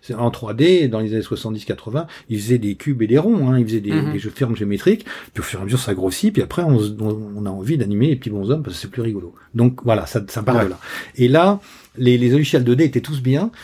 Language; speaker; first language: French; native; French